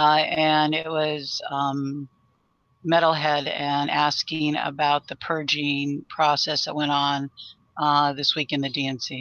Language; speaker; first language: English; native; English